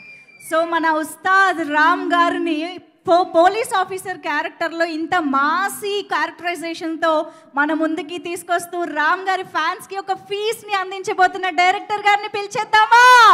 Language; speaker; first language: Telugu; native; Telugu